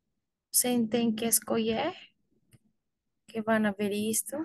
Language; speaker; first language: Portuguese; non-native, learner; Spanish